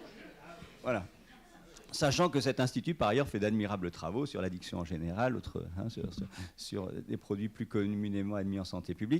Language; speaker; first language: French; native; French